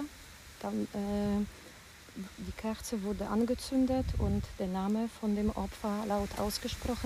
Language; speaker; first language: German; non-native, fluent; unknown